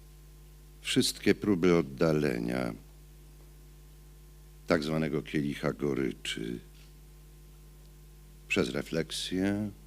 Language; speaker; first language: Polish; native; Polish